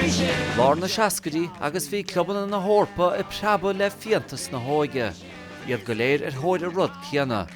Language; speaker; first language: Irish; native; Irish